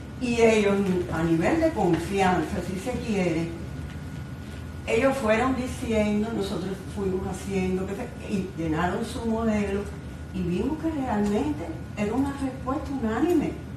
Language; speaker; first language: Spanish; native; Spanish